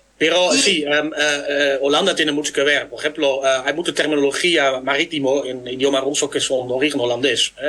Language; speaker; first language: Spanish; non-native, fluent; Dutch